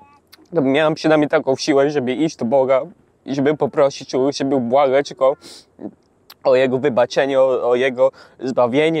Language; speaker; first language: Polish; early bilingual, heritage; English